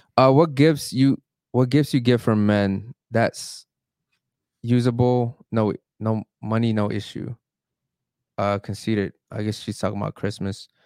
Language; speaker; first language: English; early bilingual, other home language; Spanish